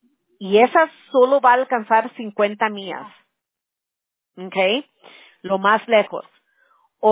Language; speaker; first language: Spanish; early bilingual, heritage; Spanish